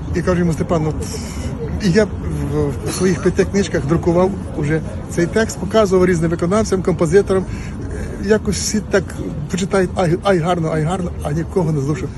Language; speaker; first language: Ukrainian; native; Ukrainian